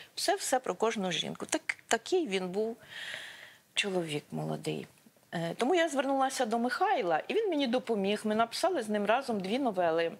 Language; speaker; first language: Ukrainian; non-native, local second language; Russian